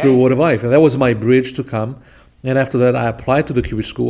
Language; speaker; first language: English; non-native, fluent; Portuguese